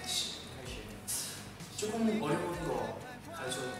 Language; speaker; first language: Korean; non-native, learner; Chinese